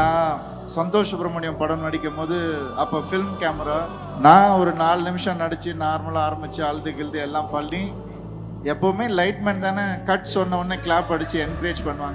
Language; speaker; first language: Tamil; native; Tamil